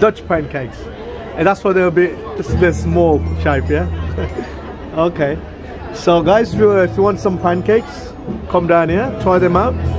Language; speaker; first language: English; early bilingual, other home language; Hindi